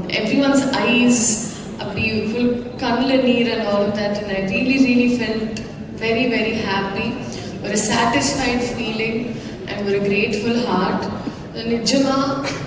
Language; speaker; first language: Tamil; non-native, learner; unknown